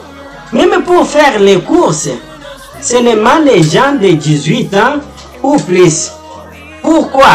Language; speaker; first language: French; non-native, learner; Portuguese